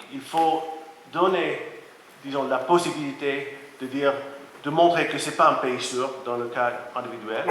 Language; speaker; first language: French; non-native, fluent; Latvian